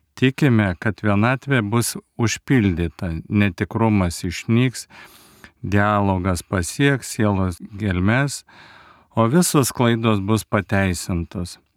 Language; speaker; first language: Lithuanian; native; Lithuanian